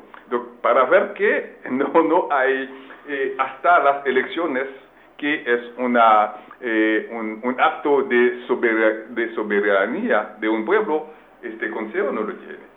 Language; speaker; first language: Spanish; non-native, local second language; Haitian Creole